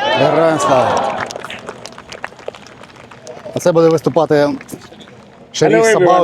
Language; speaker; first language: Ukrainian; native; Ukrainian